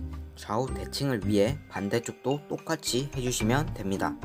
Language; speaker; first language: Korean; native; Korean